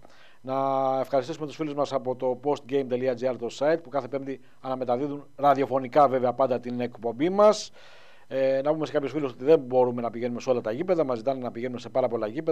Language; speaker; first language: Greek; native; Greek